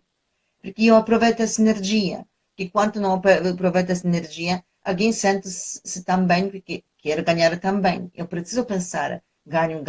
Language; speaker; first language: Portuguese; non-native, fluent; Polish